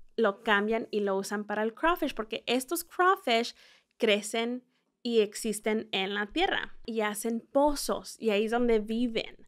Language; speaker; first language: Spanish; early bilingual, heritage; Spanish